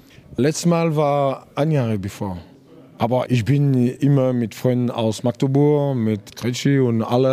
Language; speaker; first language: German; non-native, learner; French